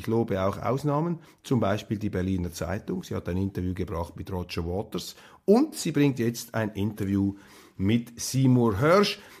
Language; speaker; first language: German; native; German